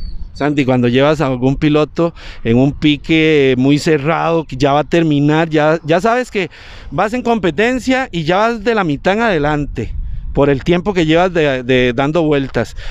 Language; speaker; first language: Spanish; native; Spanish